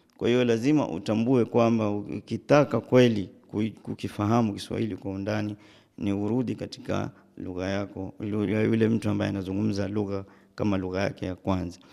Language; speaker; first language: Swahili; native; Swahili